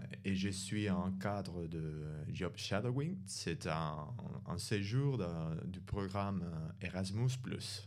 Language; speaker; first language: French; non-native, fluent; Spanish